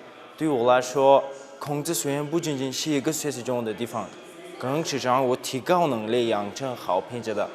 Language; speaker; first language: Chinese; non-native, fluent; Tajik